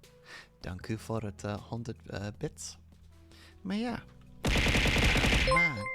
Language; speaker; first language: Dutch; non-native, learner; English